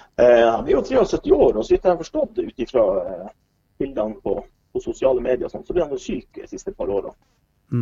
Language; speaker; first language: Norwegian; native; Norwegian